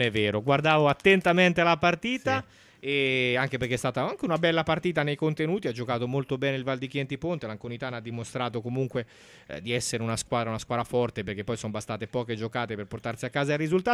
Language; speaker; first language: Italian; native; Italian